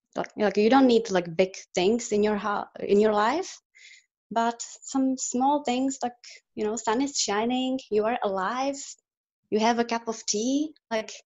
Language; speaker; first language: English; non-native, fluent; Czech